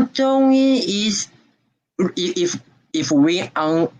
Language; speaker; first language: English; non-native, learner; Chinese